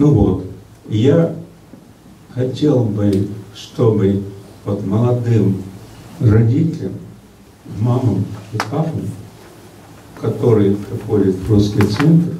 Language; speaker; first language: Russian; early bilingual, heritage; Russian